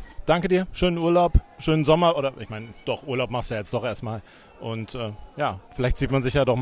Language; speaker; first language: German; native; German